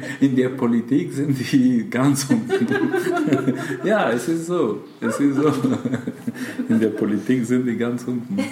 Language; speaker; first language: German; non-native, fluent; Albanian